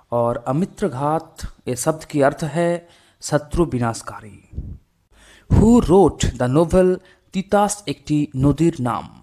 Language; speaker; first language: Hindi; non-native, local second language; Bangla